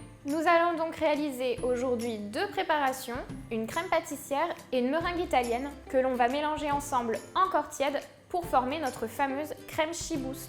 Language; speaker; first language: French; native; French